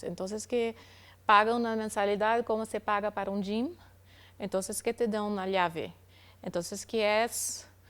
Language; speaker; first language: Spanish; non-native, learner; Portuguese